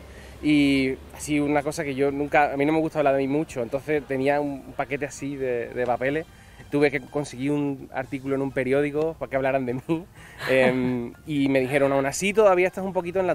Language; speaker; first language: Spanish; native; Spanish